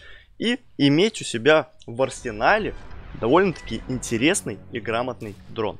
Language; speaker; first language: Russian; native; Russian